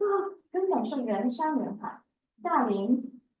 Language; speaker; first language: Chinese; non-native, fluent; English